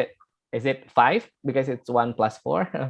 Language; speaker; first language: English; non-native, fluent; Indonesian